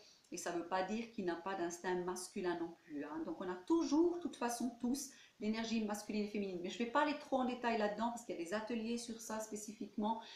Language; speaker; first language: French; native; French